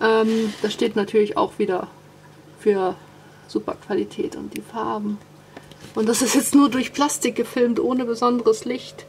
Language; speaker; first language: German; native; German